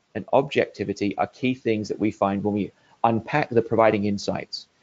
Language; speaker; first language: English; native; English